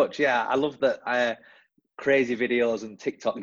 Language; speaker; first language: English; native; English